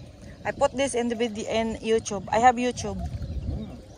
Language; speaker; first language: English; non-native, local second language; Cebuano